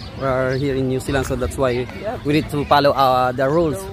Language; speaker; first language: English; non-native, local second language; Filipino